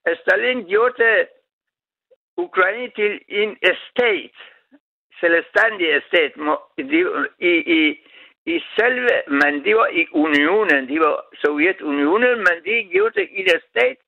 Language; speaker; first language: Danish; non-native, learner; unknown